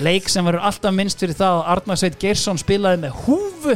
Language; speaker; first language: Icelandic; native; Icelandic